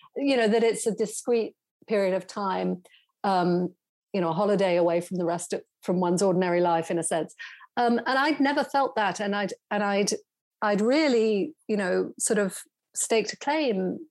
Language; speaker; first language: English; native; English